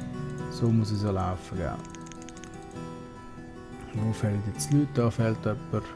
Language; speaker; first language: German; native; German